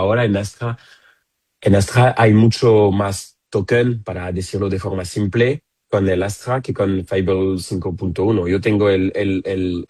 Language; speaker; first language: Spanish; non-native, fluent; French